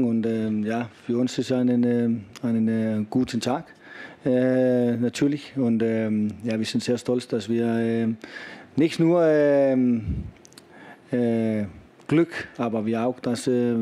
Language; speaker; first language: German; non-native, fluent; Danish